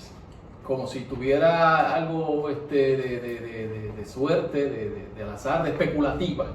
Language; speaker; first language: Spanish; native; Spanish